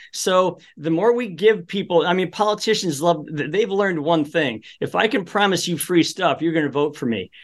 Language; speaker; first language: English; early bilingual, other home language; Polish